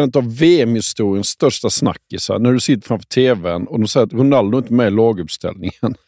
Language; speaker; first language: Swedish; native; Swedish